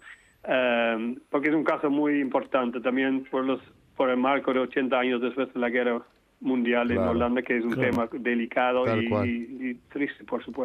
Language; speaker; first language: Spanish; non-native, fluent; Dutch